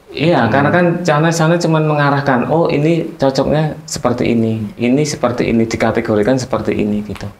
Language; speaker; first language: Indonesian; native; Indonesian